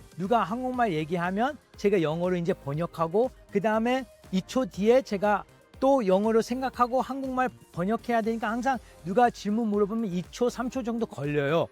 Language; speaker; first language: Korean; early bilingual, heritage; Korean